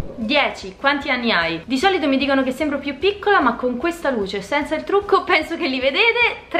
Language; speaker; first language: Italian; native; Italian